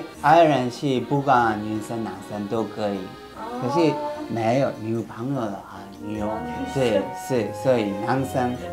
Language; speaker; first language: Chinese; non-native, fluent; Japanese